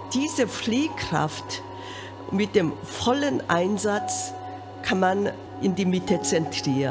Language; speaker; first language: German; non-native, fluent; Korean